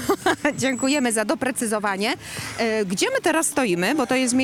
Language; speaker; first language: Polish; native; Polish